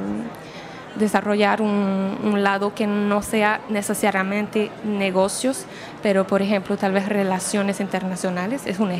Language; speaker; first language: Spanish; non-native, fluent; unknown